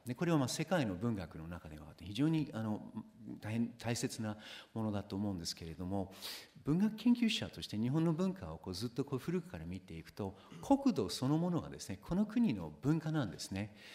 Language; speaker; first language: Japanese; non-native, fluent; English